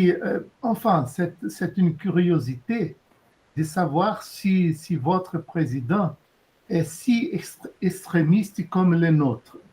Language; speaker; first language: French; non-native, fluent; Portuguese